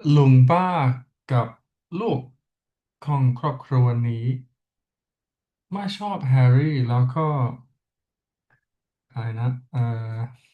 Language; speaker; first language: Thai; non-native, learner; English